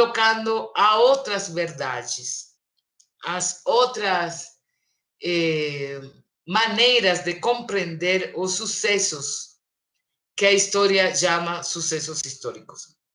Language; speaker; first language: Portuguese; non-native, learner; Spanish